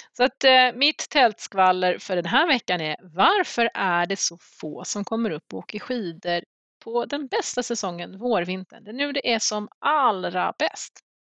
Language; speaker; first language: Swedish; native; Swedish